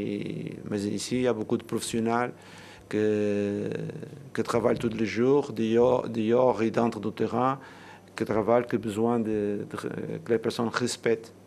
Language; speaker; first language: French; non-native, learner; Portuguese